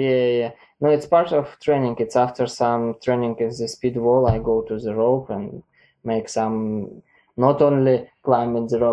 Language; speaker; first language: English; non-native, learner; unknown